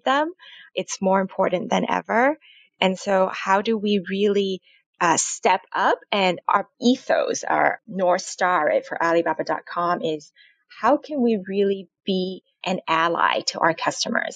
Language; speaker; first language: English; non-native, local second language; Cantonese